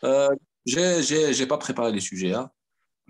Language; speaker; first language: French; non-native, fluent; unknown